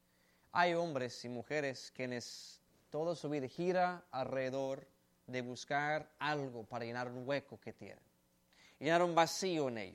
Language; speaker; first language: Spanish; native; Spanish